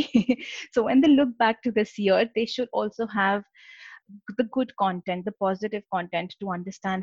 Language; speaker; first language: English; non-native, local second language; Hindi